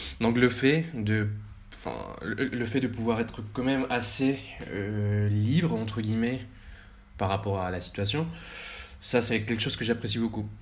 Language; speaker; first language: French; early bilingual, heritage; French